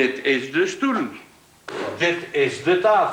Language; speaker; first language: Dutch; non-native, fluent; French